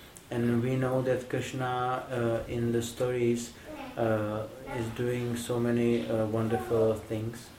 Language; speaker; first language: English; non-native, fluent; Czech